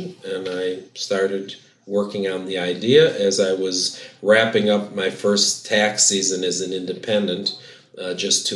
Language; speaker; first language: English; native; English